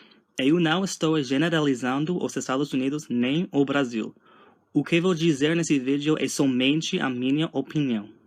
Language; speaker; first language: Portuguese; non-native, fluent; English